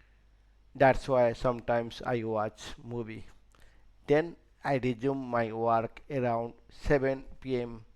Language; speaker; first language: English; non-native, fluent; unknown